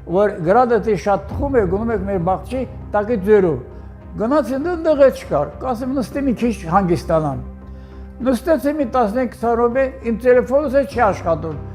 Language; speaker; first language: Armenian; native; Armenian